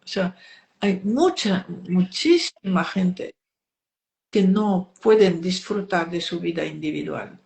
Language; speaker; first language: Spanish; non-native, fluent; French